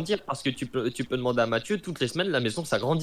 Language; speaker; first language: French; native; French